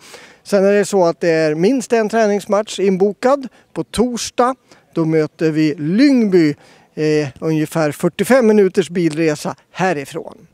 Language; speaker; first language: Swedish; native; Swedish